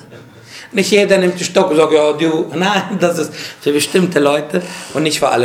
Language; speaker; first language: German; non-native, fluent; Arabic